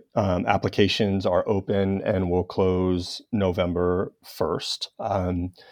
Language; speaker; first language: English; native; English